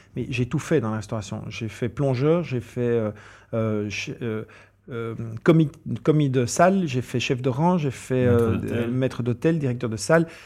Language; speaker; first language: French; non-native, fluent; English